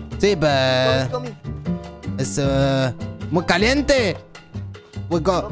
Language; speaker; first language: Spanish; non-native, learner; French